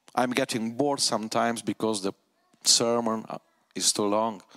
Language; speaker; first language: English; non-native, fluent; Romanian